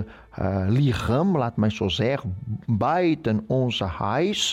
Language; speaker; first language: Dutch; non-native, fluent; Portuguese